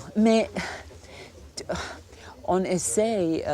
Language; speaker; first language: French; non-native, fluent; Croatian